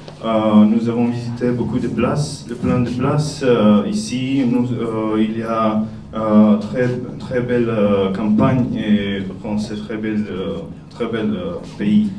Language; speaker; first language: French; non-native, learner; Bosnian